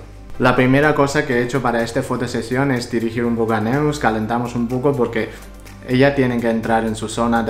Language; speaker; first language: Spanish; non-native, fluent; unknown